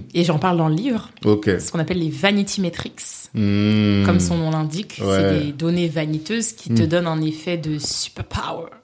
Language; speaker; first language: French; native; French